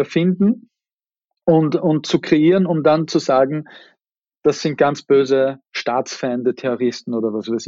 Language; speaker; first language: German; native; German